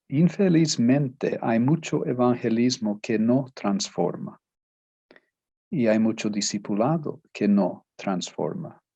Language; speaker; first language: Spanish; non-native, fluent; Portuguese